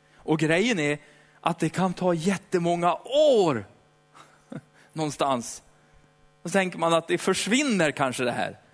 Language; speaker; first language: Swedish; native; Swedish